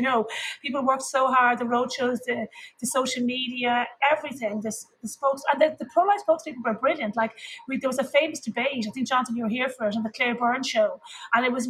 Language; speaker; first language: English; native; English